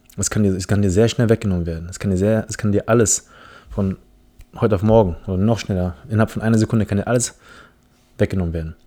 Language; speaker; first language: German; early bilingual, other home language; English